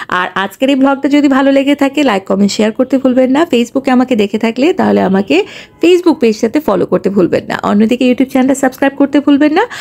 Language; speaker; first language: Bangla; native; Bangla